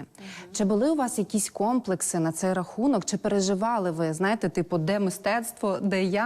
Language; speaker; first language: Ukrainian; native; Ukrainian